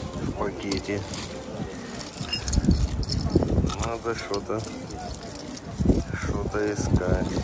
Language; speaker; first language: Russian; native; Russian